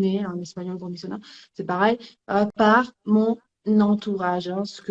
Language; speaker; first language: French; native; French